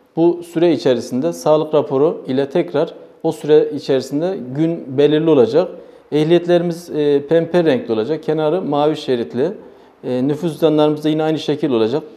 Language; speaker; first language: Turkish; early bilingual, heritage; Turkish